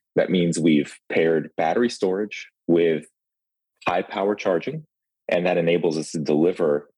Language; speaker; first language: English; early bilingual, other home language; Ukrainian